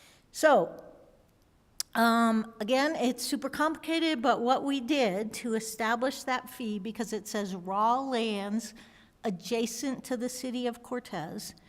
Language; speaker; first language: English; native; English